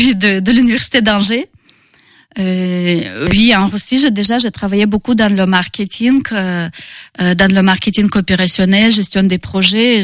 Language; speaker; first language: French; non-native, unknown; Russian